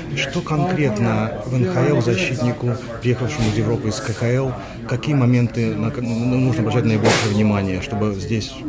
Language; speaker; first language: Russian; native; Russian